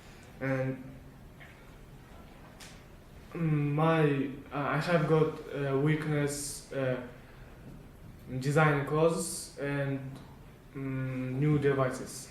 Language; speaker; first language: English; non-native, learner; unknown